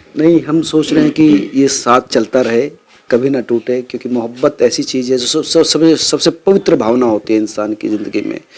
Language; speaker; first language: Hindi; native; Hindi